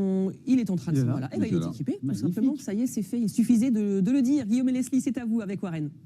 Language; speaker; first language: French; native; French